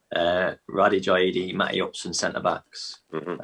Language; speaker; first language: English; native; English